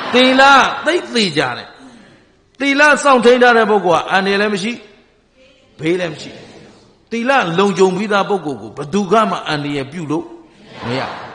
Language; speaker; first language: Burmese; native; Burmese